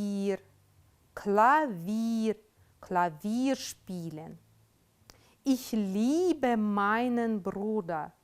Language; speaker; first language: German; non-native, fluent; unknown